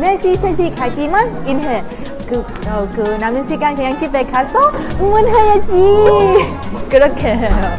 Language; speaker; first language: Korean; non-native, learner; Vietnamese